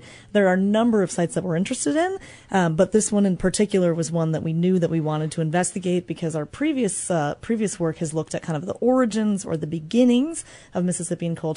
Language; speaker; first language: English; native; English